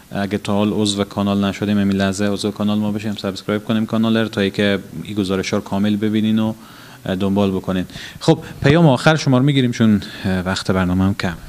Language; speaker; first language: Persian; native; Persian